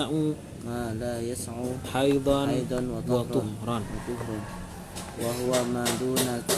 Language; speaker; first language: Arabic; non-native, learner; Indonesian